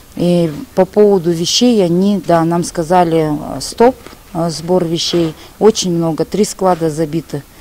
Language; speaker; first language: Russian; native; Russian